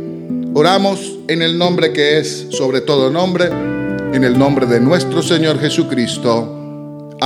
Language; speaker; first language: Spanish; native; Spanish